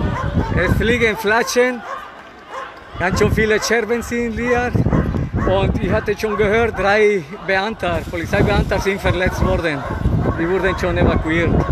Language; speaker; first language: German; non-native, fluent; Spanish